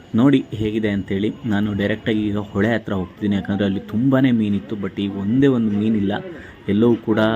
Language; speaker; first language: Kannada; native; Kannada